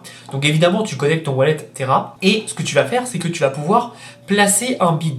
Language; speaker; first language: French; native; French